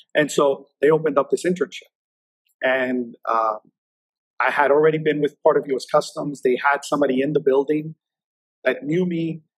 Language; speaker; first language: English; native; English